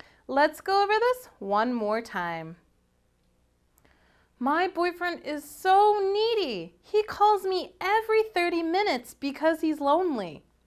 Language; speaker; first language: English; native; English